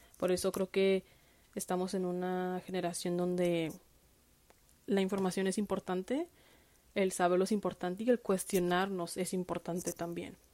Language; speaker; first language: Spanish; native; Spanish